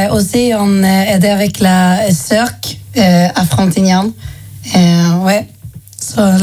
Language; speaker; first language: French; non-native, learner; Swedish